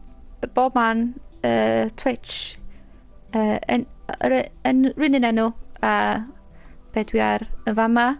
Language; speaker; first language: Welsh; native; Welsh